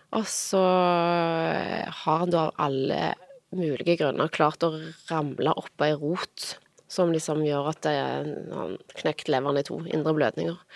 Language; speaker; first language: Norwegian; native; Norwegian